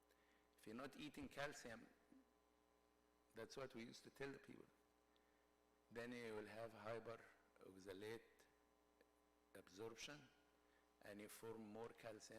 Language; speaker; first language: English; non-native, fluent; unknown